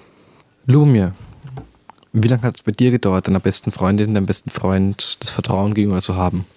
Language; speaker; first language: German; native; German